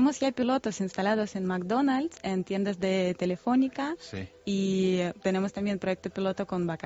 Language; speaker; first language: Spanish; non-native, fluent; Bulgarian